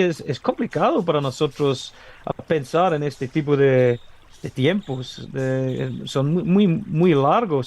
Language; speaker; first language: Spanish; non-native, learner; English